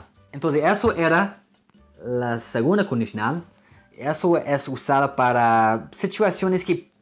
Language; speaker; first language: Spanish; non-native, fluent; English